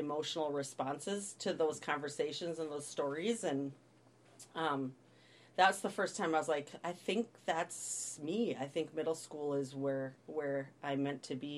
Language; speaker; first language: English; native; English